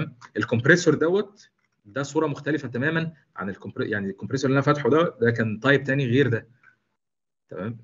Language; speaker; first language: Arabic; native; Arabic